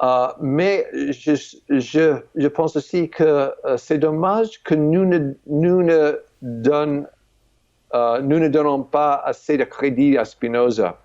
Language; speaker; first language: French; non-native, fluent; English